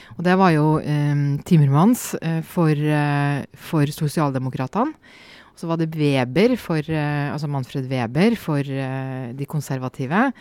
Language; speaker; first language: Norwegian; native; Norwegian